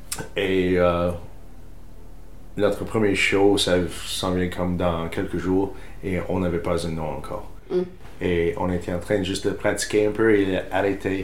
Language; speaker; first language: French; non-native, fluent; English